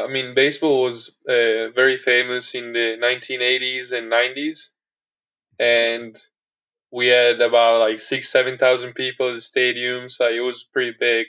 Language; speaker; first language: English; non-native, fluent; Italian